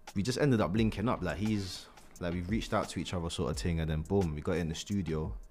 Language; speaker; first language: English; native; English